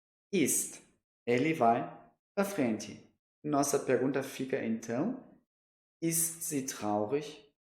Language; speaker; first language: Portuguese; non-native, fluent; German